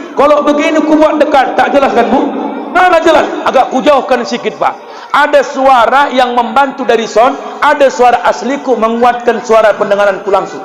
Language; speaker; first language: Malay; native; Malay